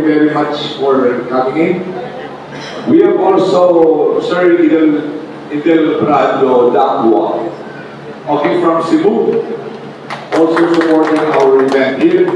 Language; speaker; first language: English; non-native, local second language; Bikol